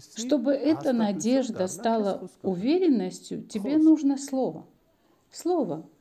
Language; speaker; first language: Russian; non-native, local second language; Armenian